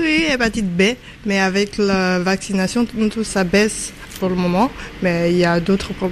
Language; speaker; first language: French; non-native, fluent; Chinese